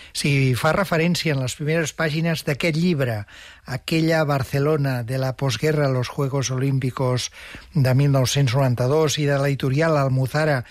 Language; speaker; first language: Catalan; native; Catalan